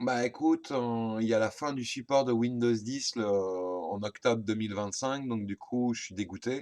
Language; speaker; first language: French; native; French